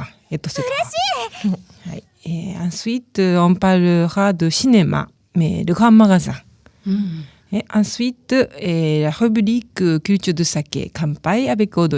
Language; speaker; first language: French; non-native, fluent; Japanese